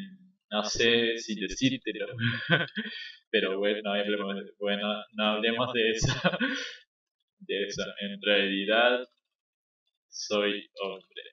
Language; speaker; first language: Spanish; native; Spanish